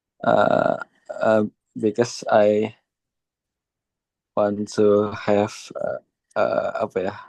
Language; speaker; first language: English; non-native, learner; Indonesian